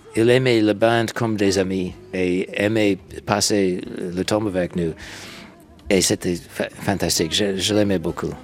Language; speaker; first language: French; native; French